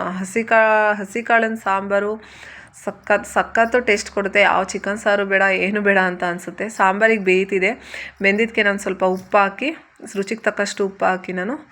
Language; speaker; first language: Kannada; native; Kannada